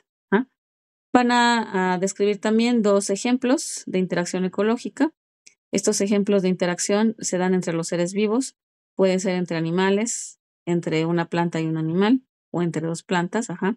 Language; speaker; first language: Spanish; native; Spanish